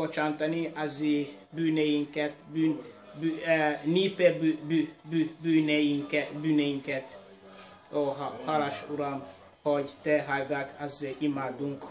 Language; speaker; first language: Hungarian; non-native, learner; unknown